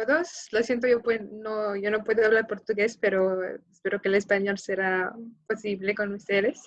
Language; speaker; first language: Spanish; non-native, fluent; French